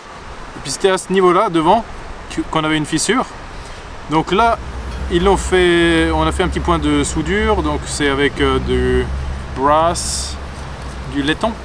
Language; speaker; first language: French; native; French